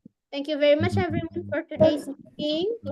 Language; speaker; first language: English; non-native, local second language; Indonesian